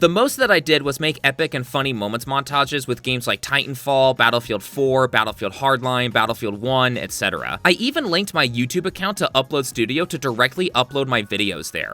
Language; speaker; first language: English; native; English